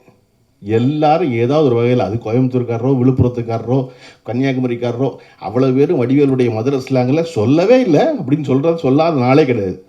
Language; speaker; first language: Tamil; native; Tamil